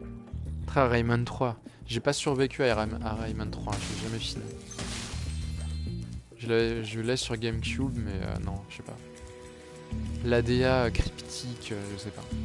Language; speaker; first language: French; native; French